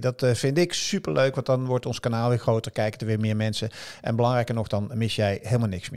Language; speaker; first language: Dutch; native; Dutch